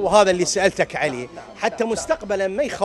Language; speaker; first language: Arabic; native; Arabic